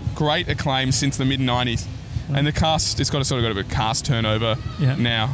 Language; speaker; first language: English; native; English